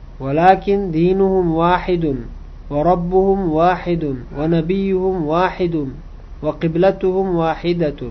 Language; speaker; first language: Arabic; non-native, fluent; Uzbek